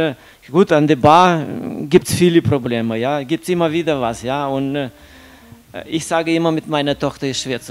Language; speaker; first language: German; non-native, fluent; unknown